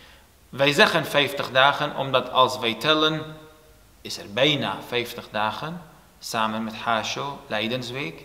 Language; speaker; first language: Dutch; non-native, fluent; Turoyo